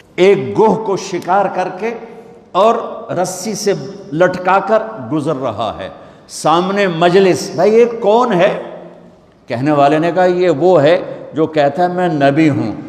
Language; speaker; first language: Urdu; non-native, local second language; Saraiki